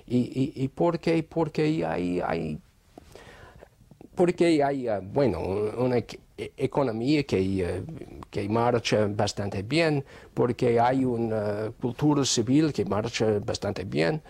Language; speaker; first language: Spanish; non-native, fluent; English